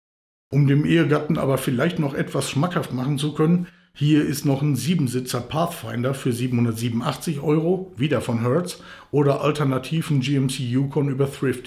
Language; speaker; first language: German; native; German